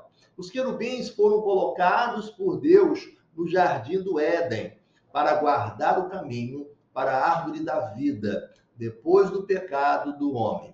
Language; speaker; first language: Portuguese; native; Portuguese